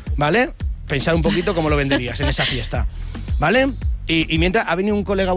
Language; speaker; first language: Spanish; native; Spanish